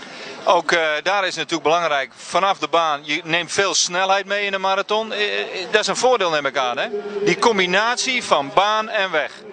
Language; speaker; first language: Dutch; native; Dutch